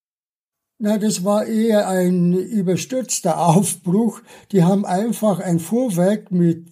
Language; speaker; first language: German; early bilingual, other home language; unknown